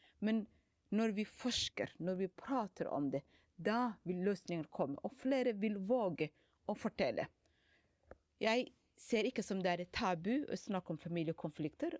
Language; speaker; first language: Norwegian; non-native, fluent; Somali